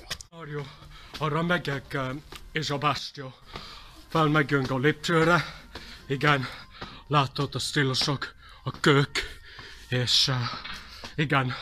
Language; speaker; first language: Hungarian; non-native, learner; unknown